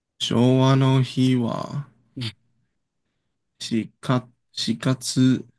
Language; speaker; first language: Japanese; non-native, learner; Chinese